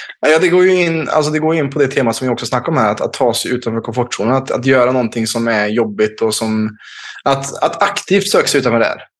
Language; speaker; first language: Swedish; native; Swedish